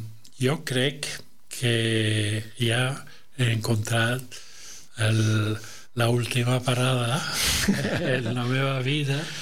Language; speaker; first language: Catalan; non-native, learner; French